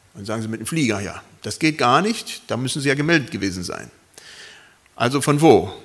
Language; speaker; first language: German; early bilingual, other home language; Spanish